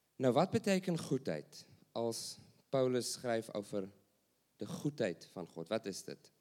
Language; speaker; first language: Dutch; non-native, learner; English